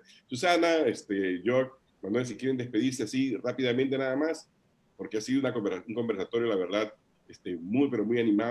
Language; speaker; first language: Spanish; native; Spanish